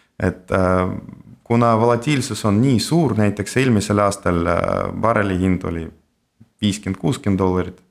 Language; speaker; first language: Estonian; non-native, local second language; Russian